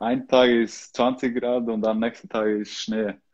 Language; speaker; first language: German; non-native, learner; Icelandic